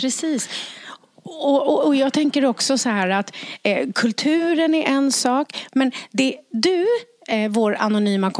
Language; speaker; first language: Swedish; native; Swedish